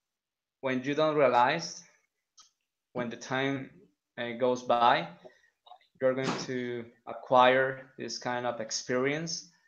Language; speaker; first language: English; non-native, fluent; Spanish